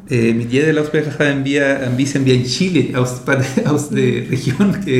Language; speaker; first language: German; non-native, learner; Spanish